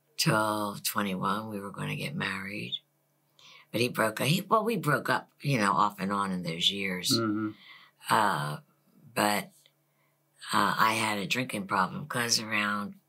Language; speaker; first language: English; native; English